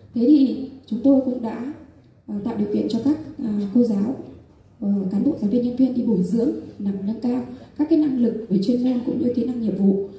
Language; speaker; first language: Vietnamese; non-native, local second language; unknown